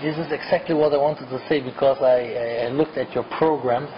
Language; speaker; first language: English; non-native, fluent; German